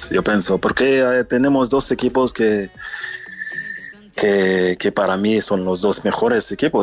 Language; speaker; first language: Spanish; non-native, fluent; French